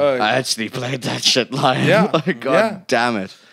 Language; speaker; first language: English; native; English